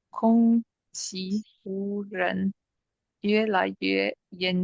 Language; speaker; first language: Chinese; non-native, learner; English